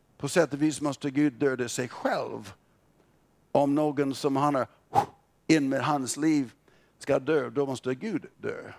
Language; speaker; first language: Swedish; non-native, fluent; English